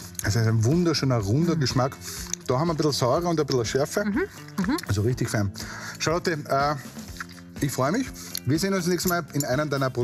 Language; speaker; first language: German; native; German